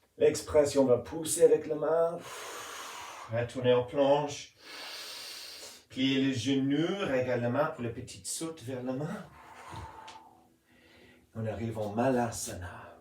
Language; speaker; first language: French; non-native, fluent; English